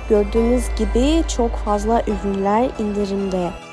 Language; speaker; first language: Turkish; non-native, fluent; Kazakh